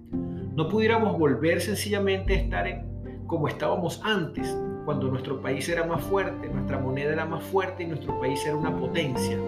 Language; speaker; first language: Spanish; native; Spanish